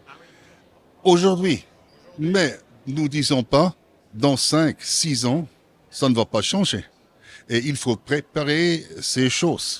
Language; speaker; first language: French; non-native, local second language; German